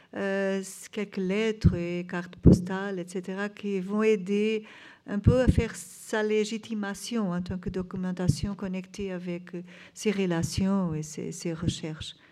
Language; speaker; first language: French; non-native, fluent; Portuguese